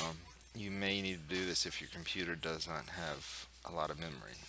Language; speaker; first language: English; native; English